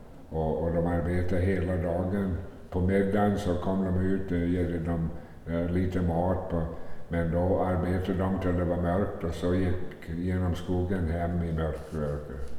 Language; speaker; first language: Swedish; early bilingual, heritage; Swedish